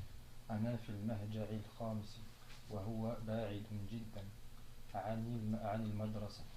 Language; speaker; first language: Arabic; non-native, learner; French